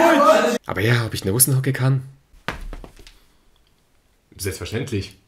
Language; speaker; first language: German; native; German